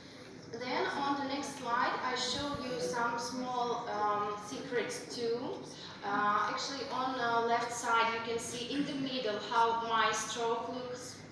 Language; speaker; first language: English; non-native, fluent; Russian